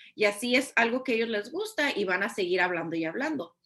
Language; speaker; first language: Spanish; early bilingual, heritage; Spanish